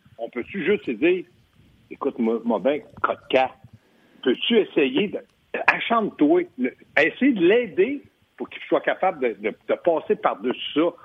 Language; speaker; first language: French; native; French